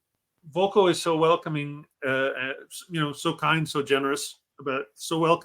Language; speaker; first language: English; native; English